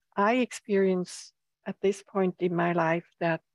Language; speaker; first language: English; non-native, fluent; German